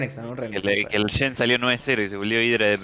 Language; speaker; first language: Spanish; native; Spanish